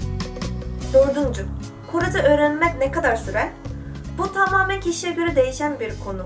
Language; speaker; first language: Turkish; non-native, fluent; Korean